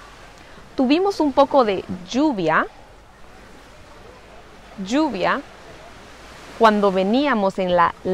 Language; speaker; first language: Spanish; non-native, fluent; English